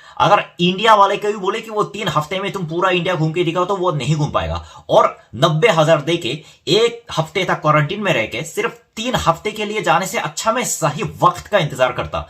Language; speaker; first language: Hindi; non-native, fluent; Korean